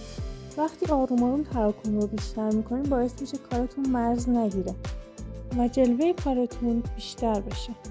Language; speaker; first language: Persian; native; Persian